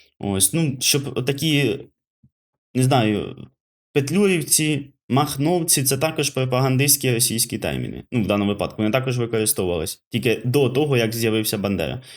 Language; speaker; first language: Ukrainian; native; Ukrainian